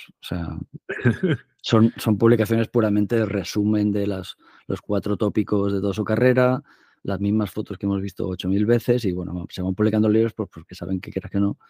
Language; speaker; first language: Spanish; native; Spanish